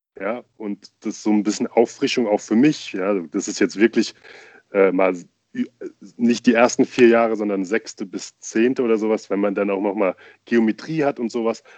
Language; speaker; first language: German; native; German